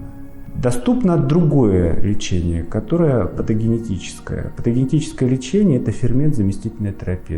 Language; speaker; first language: Russian; native; Russian